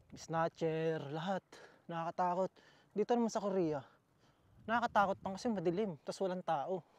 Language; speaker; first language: Filipino; native; Filipino